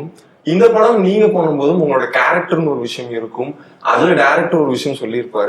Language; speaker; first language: Tamil; native; Tamil